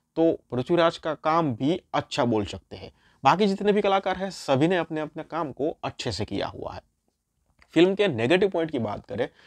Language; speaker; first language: Hindi; non-native, local second language; Gujarati